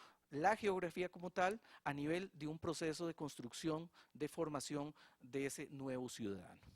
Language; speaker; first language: Spanish; native; Spanish